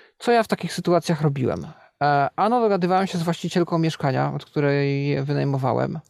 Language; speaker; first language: Polish; native; Polish